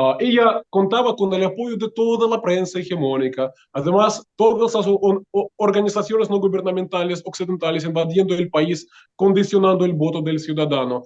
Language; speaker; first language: Spanish; non-native, fluent; Russian